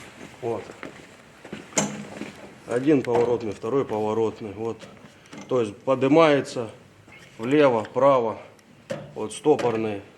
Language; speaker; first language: Russian; native; Russian